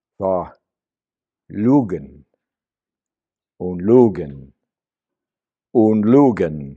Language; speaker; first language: German; non-native, learner; English